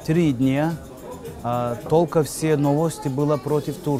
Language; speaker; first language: Russian; non-native, learner; Turkish